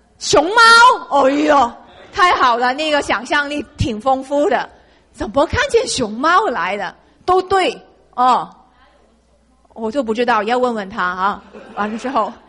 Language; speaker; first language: Chinese; non-native, local second language; Cantonese